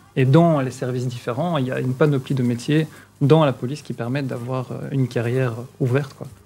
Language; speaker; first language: French; native; French